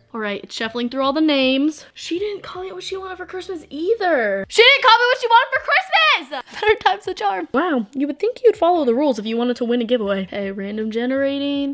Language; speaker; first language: English; native; English